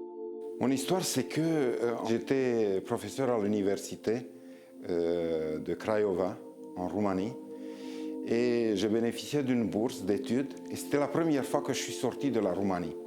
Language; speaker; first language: French; non-native, fluent; Romanian